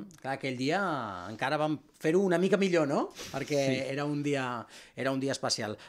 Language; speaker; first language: Catalan; native; Catalan